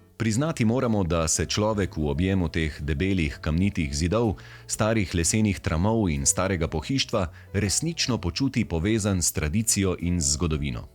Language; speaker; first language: Slovenian; native; Slovenian